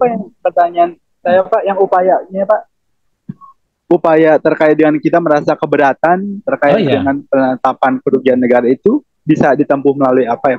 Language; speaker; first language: Indonesian; native; Indonesian